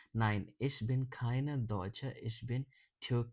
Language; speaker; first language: German; non-native, fluent; English